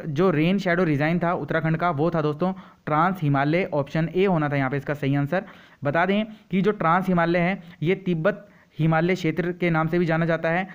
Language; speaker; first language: Hindi; native; Hindi